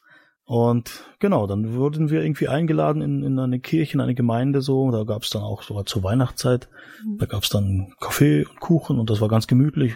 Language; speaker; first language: German; native; German